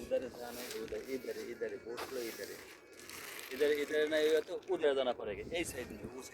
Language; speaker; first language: Hindi; non-native, learner; Bangla